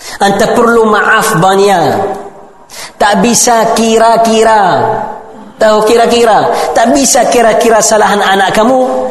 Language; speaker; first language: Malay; non-native, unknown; Arabic